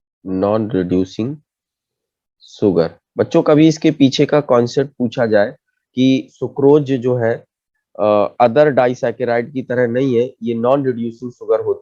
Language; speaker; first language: Hindi; native; Hindi